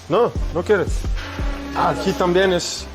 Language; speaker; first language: Spanish; non-native, learner; English